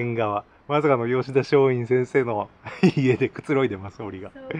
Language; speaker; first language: Japanese; native; Japanese